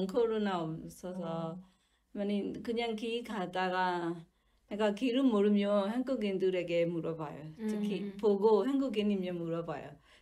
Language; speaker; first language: Korean; non-native, learner; Burmese